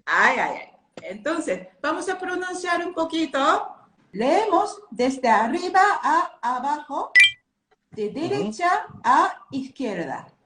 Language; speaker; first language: Spanish; non-native, learner; Japanese